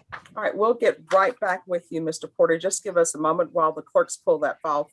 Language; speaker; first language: English; native; English